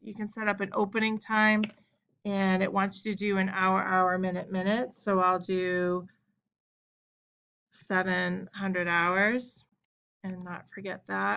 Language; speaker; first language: English; native; English